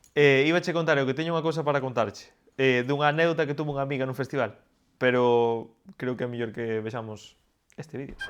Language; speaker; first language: Galician; non-native, local second language; Spanish